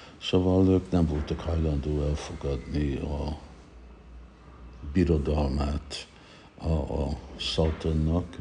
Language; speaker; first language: Hungarian; early bilingual, heritage; Hungarian